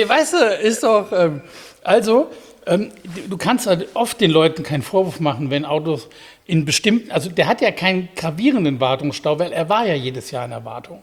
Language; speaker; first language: German; native; German